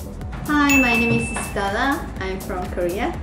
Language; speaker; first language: English; non-native, learner; Korean